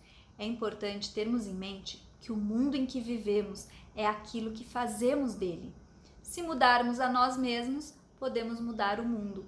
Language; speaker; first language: Portuguese; native; Portuguese